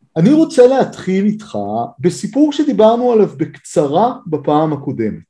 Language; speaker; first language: Hebrew; native; Hebrew